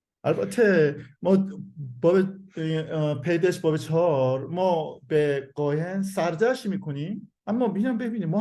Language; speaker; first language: Persian; non-native, learner; Korean